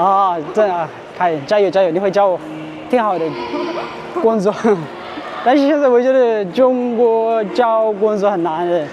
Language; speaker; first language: Chinese; non-native, learner; Amharic